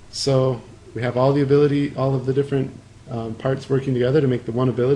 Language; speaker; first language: English; native; English